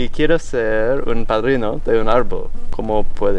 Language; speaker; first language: Spanish; non-native, learner; English